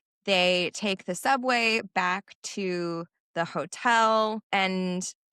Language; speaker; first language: English; native; English